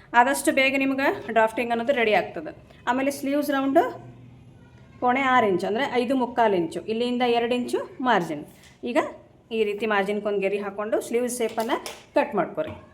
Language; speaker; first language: Kannada; native; Kannada